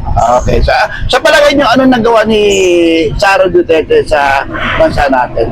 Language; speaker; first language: Filipino; native; Filipino